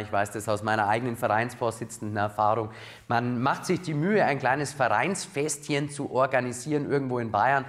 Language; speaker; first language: German; native; German